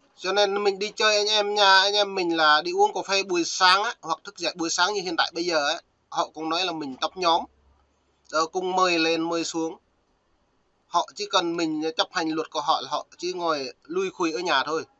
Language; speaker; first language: Vietnamese; non-native, local second language; Jarai